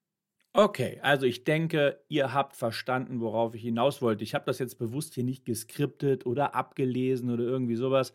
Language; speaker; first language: German; native; German